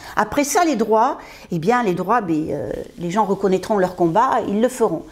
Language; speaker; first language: French; native; French